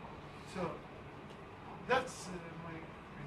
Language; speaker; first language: English; non-native, learner; Arabic